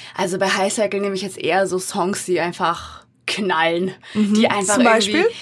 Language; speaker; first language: German; native; German